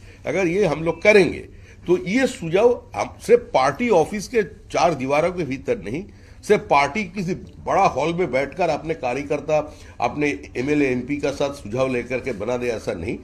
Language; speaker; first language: Hindi; non-native, local second language; Bangla